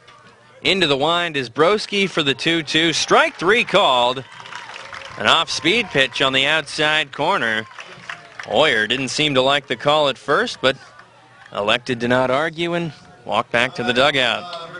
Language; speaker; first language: English; native; English